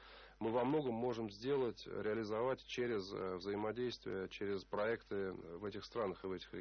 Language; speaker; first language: Russian; native; Russian